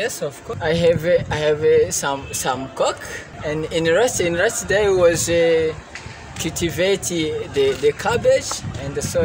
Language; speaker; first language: English; non-native, learner; Rundi